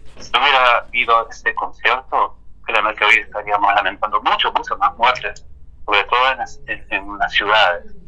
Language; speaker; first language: Spanish; native; Spanish